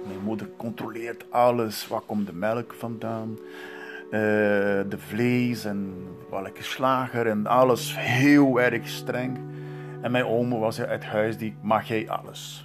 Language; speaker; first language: Dutch; non-native, learner; Portuguese